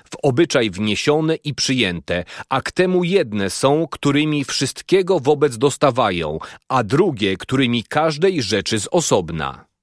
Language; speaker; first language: Polish; native; Polish